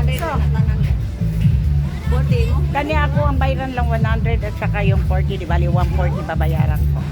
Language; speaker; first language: Filipino; non-native, local second language; Cebuano